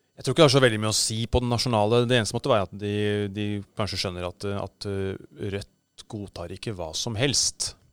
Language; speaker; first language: Norwegian; native; Norwegian